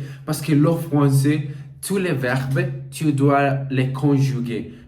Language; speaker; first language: French; non-native, learner; Portuguese